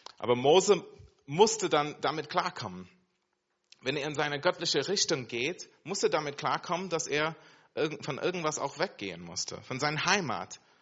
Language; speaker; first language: German; non-native, fluent; English